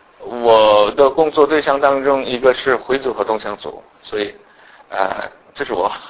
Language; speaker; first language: Chinese; non-native, fluent; Korean